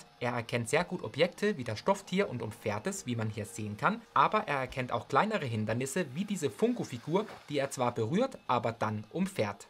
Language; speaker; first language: German; native; German